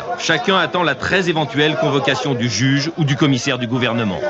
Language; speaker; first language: French; native; French